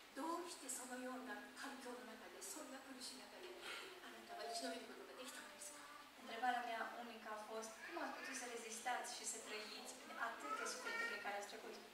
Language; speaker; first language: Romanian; non-native, fluent; Japanese